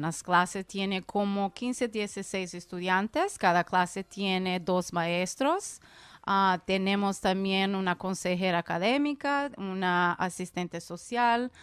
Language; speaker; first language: Spanish; early bilingual, heritage; Spanish